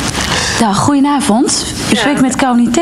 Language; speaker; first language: Dutch; native; Dutch